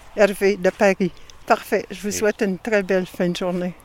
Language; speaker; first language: French; native; French